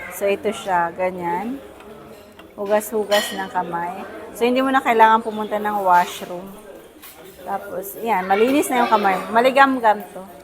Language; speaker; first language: Filipino; native; Filipino